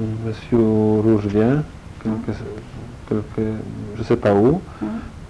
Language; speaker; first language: French; non-native, learner; Polish